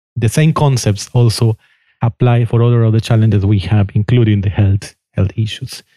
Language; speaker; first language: English; non-native, fluent; Spanish